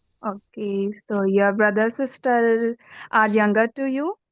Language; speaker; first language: English; non-native, learner; Hindi